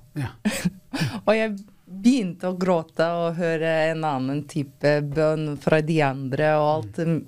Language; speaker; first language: Norwegian; non-native, fluent; Lithuanian